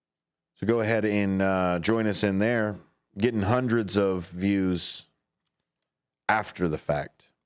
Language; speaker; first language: English; native; English